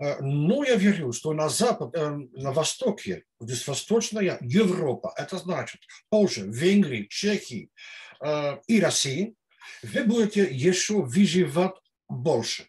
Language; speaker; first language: Russian; non-native, fluent; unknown